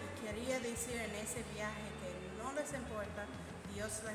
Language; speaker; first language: Spanish; non-native, learner; English